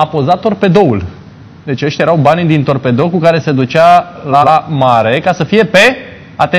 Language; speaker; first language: Romanian; native; Romanian